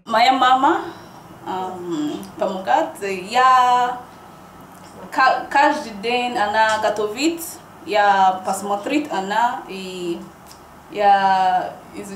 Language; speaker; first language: Russian; non-native, learner; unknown